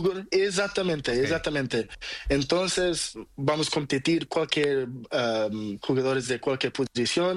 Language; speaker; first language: Spanish; non-native, learner; Portuguese